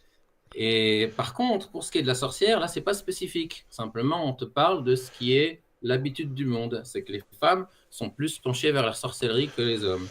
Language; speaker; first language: French; native; French